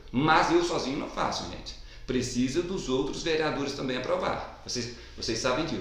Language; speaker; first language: Portuguese; native; Portuguese